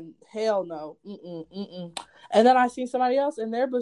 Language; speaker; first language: English; native; English